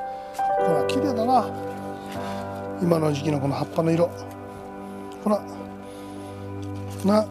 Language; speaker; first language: Japanese; native; Japanese